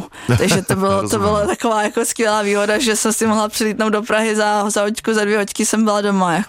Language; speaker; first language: Czech; native; Czech